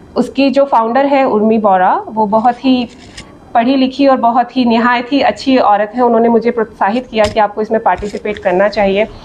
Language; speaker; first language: Hindi; native; Hindi